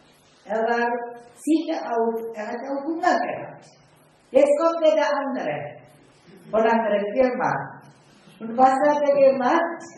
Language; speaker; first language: German; non-native, fluent; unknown